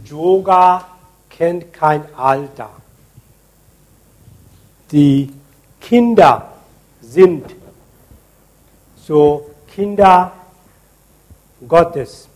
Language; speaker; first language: German; non-native, fluent; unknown